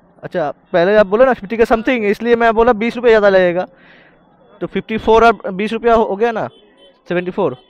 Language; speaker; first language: Hindi; non-native, local second language; Bangla